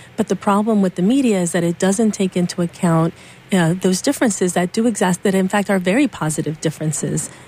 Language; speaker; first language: English; early bilingual, other home language; Spanish